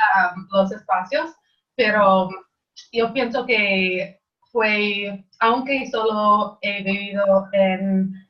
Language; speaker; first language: Spanish; non-native, learner; English